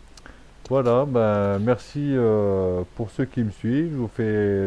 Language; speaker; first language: French; native; French